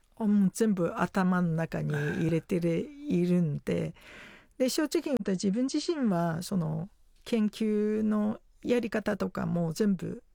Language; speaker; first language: Japanese; non-native, fluent; Chinese